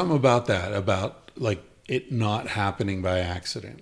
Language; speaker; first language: English; native; English